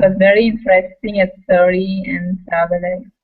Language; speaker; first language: English; non-native, learner; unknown